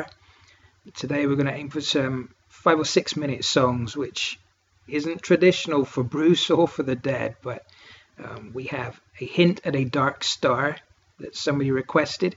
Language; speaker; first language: English; native; English